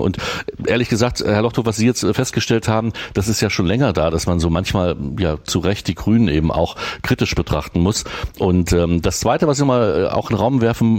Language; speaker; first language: German; native; German